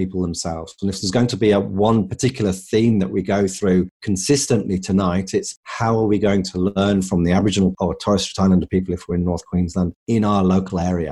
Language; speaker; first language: English; native; English